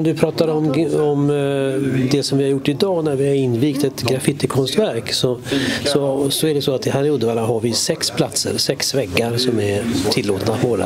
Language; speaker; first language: Swedish; native; Swedish